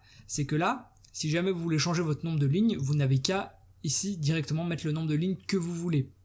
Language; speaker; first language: French; native; French